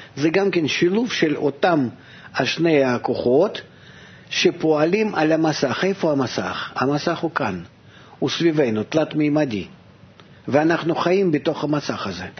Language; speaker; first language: Hebrew; non-native, fluent; Russian